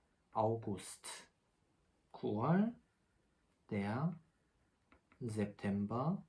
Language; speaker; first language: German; non-native, fluent; Korean